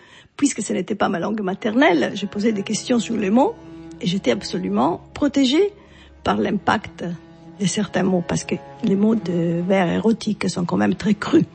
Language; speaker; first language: French; non-native, fluent; Italian